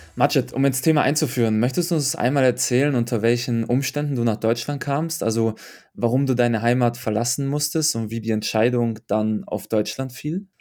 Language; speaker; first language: German; native; German